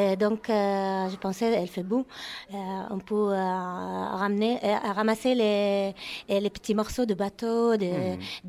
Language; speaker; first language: French; non-native, learner; Arabic